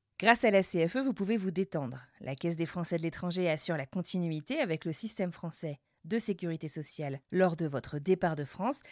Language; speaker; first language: French; native; French